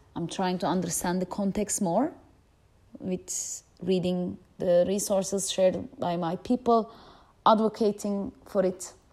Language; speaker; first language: English; non-native, fluent; Turkish